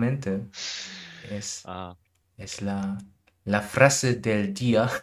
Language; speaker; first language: Spanish; non-native, learner; German